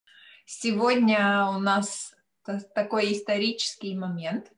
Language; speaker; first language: Russian; non-native, local second language; Latvian